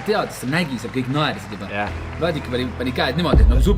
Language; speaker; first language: Estonian; native; Estonian